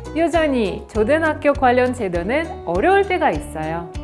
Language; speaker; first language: Korean; non-native, fluent; Russian